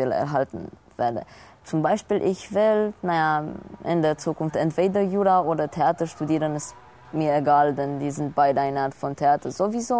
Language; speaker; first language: German; non-native, fluent; Romanian